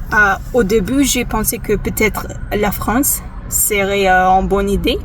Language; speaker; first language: French; non-native, fluent; English